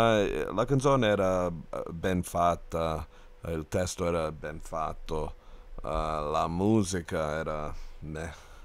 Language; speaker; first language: Italian; non-native, learner; English